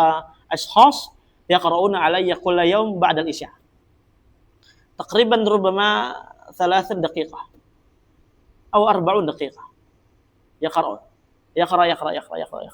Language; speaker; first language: Arabic; non-native, fluent; Indonesian